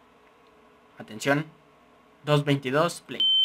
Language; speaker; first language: Spanish; native; Spanish